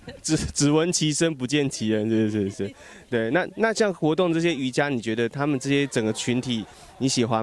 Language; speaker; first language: Chinese; native; Chinese